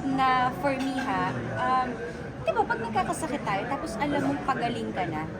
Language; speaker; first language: Filipino; native; Filipino